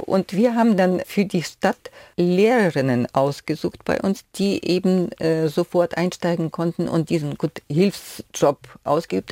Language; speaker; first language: German; non-native, fluent; Ukrainian